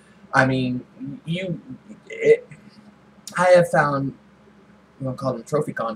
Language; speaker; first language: English; native; English